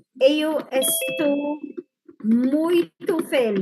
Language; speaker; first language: Portuguese; non-native, fluent; English